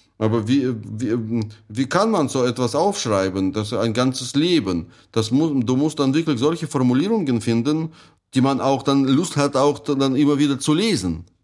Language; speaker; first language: German; non-native, fluent; Russian